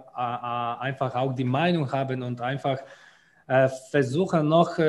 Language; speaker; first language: German; non-native, learner; Polish